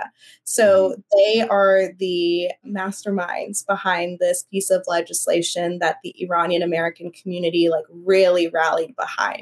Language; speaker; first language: English; native; English